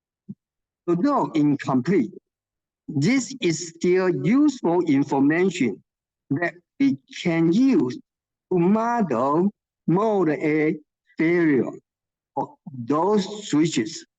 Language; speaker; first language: English; non-native, fluent; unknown